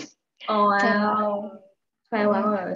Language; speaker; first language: English; non-native, fluent; Vietnamese